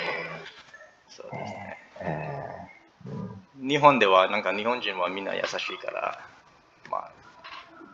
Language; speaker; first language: Japanese; non-native, learner; English